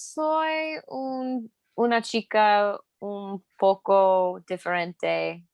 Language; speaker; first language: Spanish; non-native, learner; English